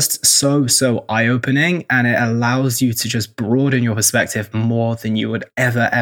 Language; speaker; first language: English; native; English